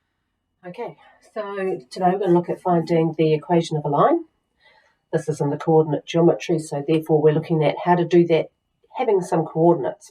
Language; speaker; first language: English; native; English